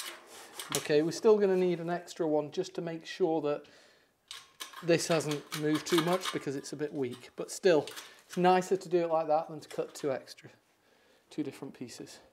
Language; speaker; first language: English; native; English